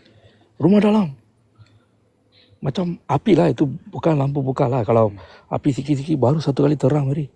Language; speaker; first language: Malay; non-native, local second language; Tamil